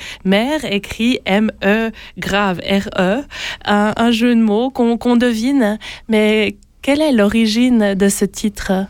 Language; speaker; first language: French; native; French